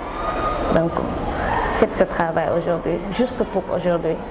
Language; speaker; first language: French; non-native, local second language; Wolof